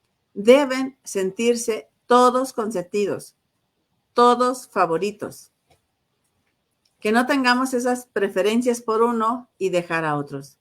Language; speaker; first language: Spanish; native; Spanish